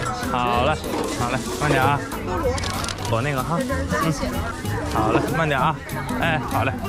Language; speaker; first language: Chinese; native; Chinese